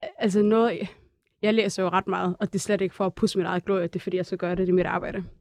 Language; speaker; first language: Danish; early bilingual, other home language; Somali